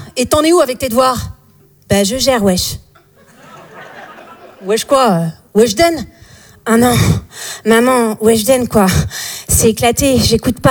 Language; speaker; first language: French; native; French